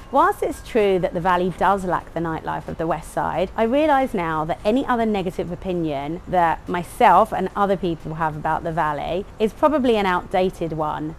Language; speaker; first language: English; native; English